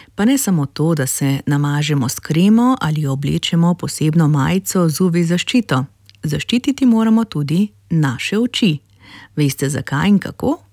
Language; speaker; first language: Slovenian; native; Slovenian